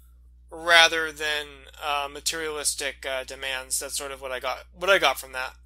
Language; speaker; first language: English; native; English